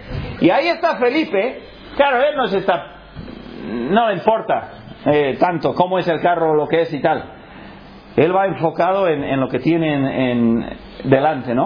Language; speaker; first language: Spanish; non-native, fluent; English